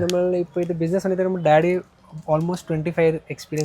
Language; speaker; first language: Malayalam; non-native, learner; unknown